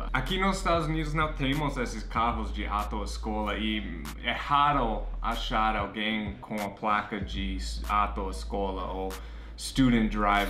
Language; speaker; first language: Portuguese; non-native, fluent; English